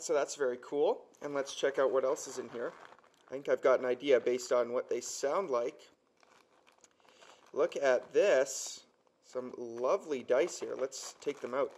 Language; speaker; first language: English; native; English